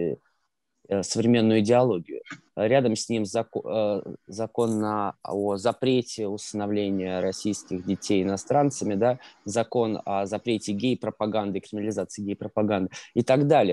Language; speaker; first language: Russian; native; Russian